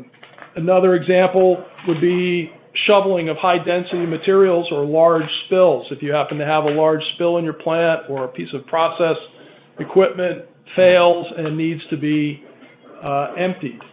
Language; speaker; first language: English; native; English